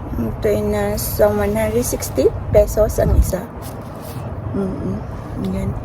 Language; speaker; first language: Filipino; native; Filipino